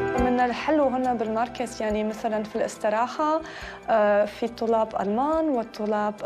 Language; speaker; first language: Arabic; non-native, fluent; German